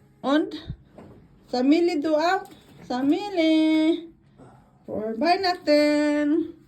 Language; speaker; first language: German; non-native, learner; Filipino